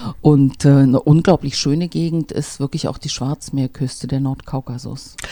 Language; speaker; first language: German; native; German